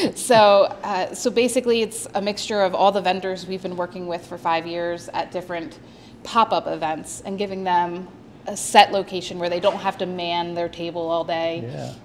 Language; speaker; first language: English; native; English